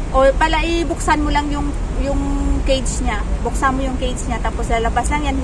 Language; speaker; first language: Filipino; native; Filipino